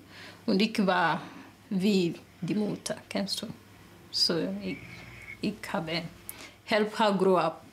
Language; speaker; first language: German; non-native, learner; Swahili